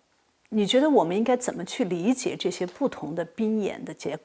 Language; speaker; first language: Chinese; native; Chinese